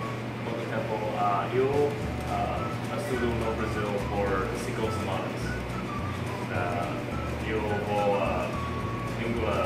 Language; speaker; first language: Portuguese; non-native, learner; English